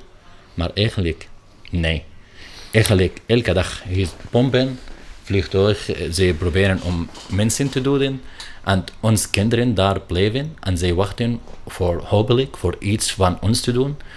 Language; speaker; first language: Dutch; non-native, learner; Arabic